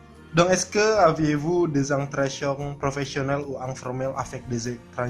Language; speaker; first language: French; non-native, learner; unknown